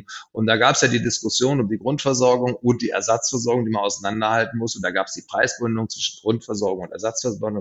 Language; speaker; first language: German; native; German